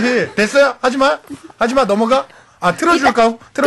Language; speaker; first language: Korean; native; Korean